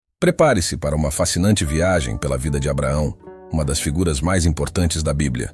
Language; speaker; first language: Portuguese; native; Portuguese